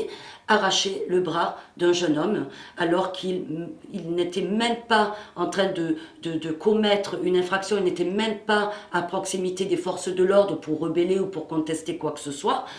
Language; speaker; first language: French; native; French